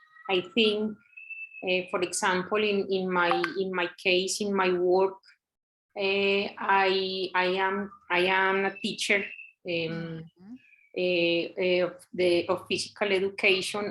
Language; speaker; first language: English; non-native, learner; Spanish